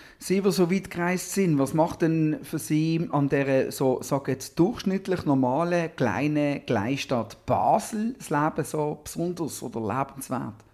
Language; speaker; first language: German; native; German